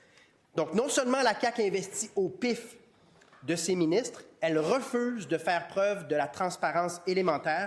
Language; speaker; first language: French; native; French